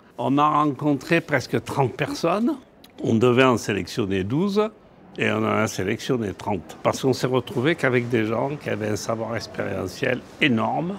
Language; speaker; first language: French; native; French